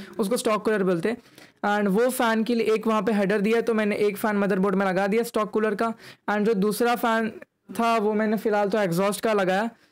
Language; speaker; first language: Hindi; native; Hindi